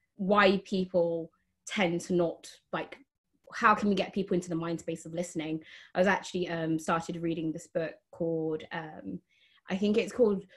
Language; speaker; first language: English; native; English